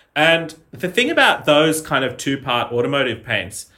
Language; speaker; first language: English; native; English